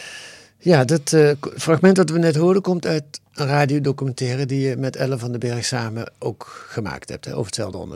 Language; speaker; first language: Dutch; native; Dutch